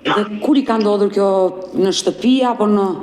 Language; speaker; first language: Albanian; native; Albanian